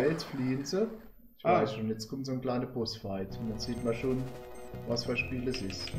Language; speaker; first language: German; native; German